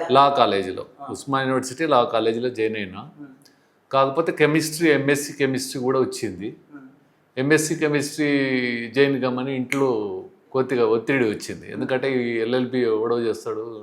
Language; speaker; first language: Telugu; native; Telugu